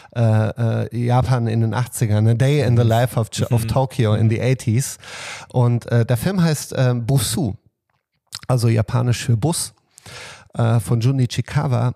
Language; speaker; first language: German; early bilingual, other home language; Serbian